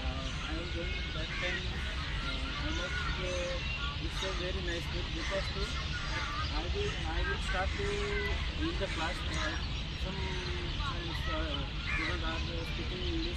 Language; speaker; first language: English; non-native, learner; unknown